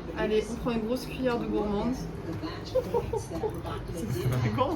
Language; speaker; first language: French; native; French